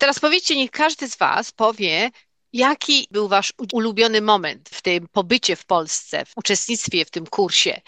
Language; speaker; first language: Polish; native; Polish